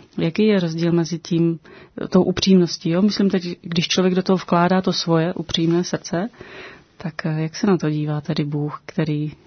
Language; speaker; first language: Czech; native; Czech